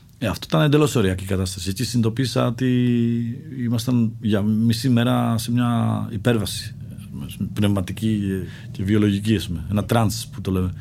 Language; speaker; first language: Greek; early bilingual, other home language; Czech